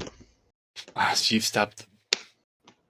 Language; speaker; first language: English; native; English